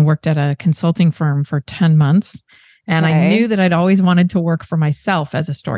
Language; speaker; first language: English; native; English